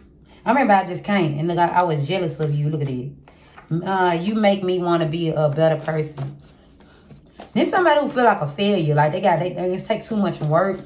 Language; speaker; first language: English; native; English